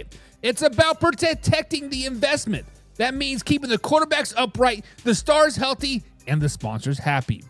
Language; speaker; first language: English; native; English